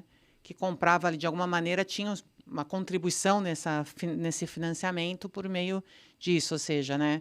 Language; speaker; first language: Portuguese; native; Portuguese